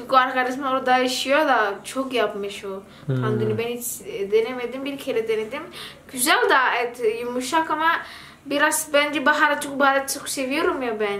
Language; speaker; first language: Turkish; non-native, learner; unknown